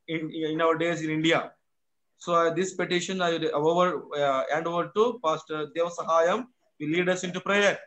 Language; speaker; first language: English; non-native, local second language; Kannada